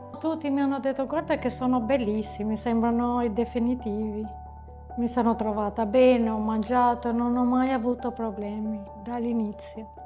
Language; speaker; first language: Italian; non-native, fluent; Albanian